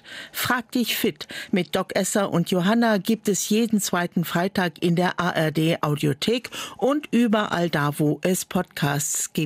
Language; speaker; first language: German; native; German